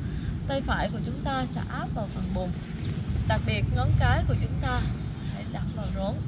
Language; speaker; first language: Vietnamese; native; Vietnamese